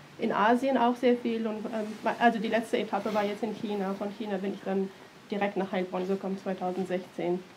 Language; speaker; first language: German; early bilingual, heritage; German